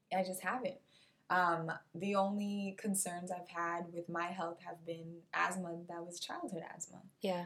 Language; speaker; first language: English; non-native, fluent; Portuguese